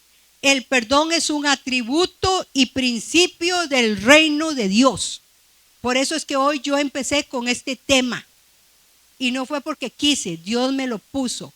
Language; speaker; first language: Spanish; native; Spanish